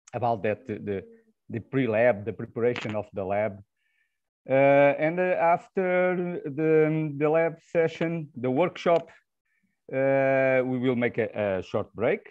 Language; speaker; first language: English; non-native, fluent; Portuguese